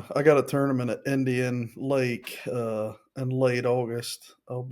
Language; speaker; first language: English; native; English